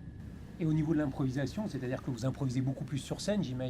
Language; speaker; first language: French; native; French